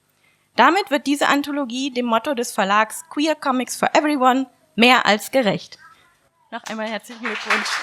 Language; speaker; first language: German; native; German